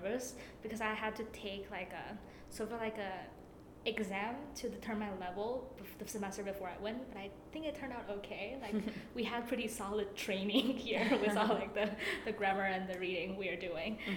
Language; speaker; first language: English; non-native, fluent; Chinese